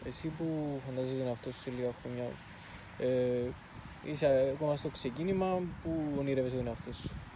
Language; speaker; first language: Greek; native; Greek